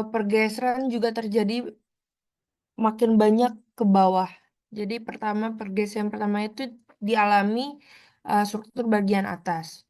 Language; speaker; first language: Indonesian; native; Indonesian